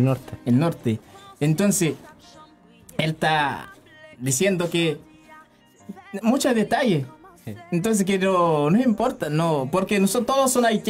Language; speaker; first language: Spanish; non-native, learner; Haitian Creole